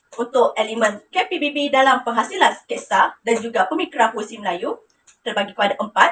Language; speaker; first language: Malay; non-native, local second language; Iban